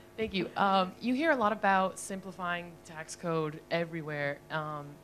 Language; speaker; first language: English; non-native, fluent; Spanish